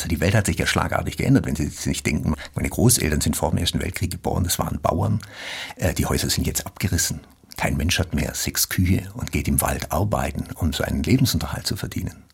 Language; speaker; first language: German; native; German